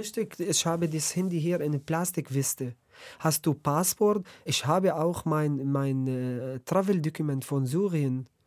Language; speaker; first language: German; non-native, learner; Arabic